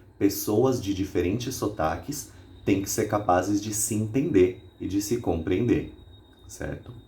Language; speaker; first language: Portuguese; native; Portuguese